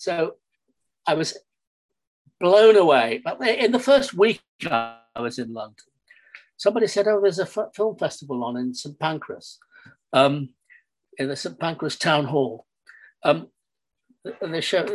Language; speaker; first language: English; native; English